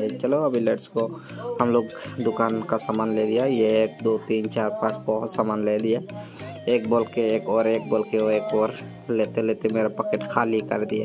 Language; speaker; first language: Hindi; non-native, local second language; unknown